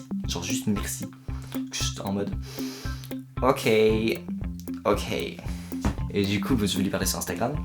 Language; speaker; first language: French; native; French